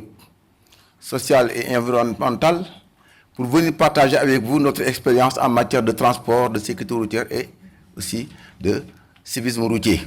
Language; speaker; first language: French; non-native, local second language; Wolof